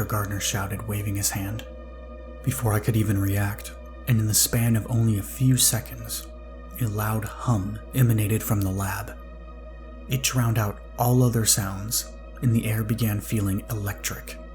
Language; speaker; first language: English; native; English